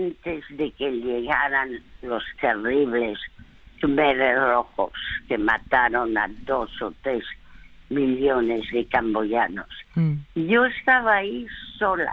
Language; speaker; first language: Spanish; early bilingual, other home language; French